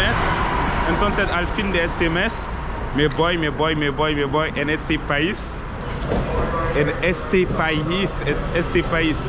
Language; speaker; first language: Spanish; non-native, learner; French